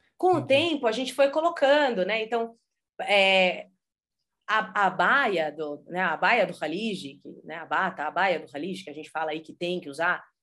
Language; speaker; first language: Portuguese; early bilingual, heritage; Portuguese